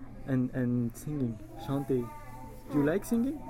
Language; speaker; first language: English; non-native, fluent; French